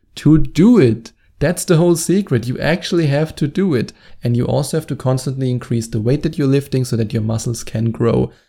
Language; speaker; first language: English; non-native, fluent; German